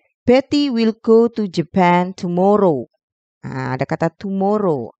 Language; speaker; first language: English; non-native, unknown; Indonesian